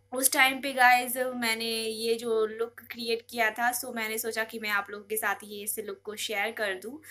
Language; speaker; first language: Hindi; native; Hindi